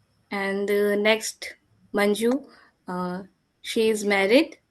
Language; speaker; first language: English; non-native, learner; Hindi